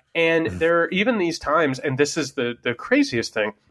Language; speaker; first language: English; native; English